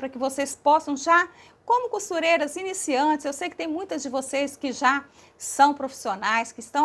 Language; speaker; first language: Portuguese; native; Portuguese